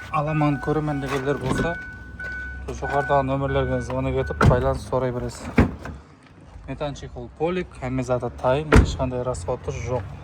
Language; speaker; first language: Uzbek; non-native, local second language; Kara-Kalpak